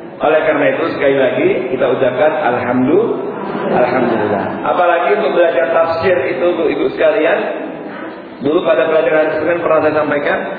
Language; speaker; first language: Indonesian; native; Indonesian